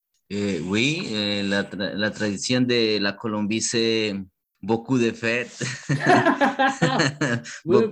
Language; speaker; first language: French; non-native, learner; Spanish